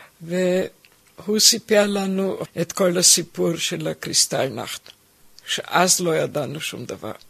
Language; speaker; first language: Hebrew; non-native, fluent; German